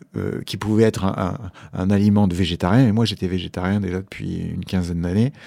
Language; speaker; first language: French; native; French